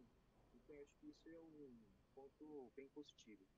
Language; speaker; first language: Portuguese; non-native, fluent; Korean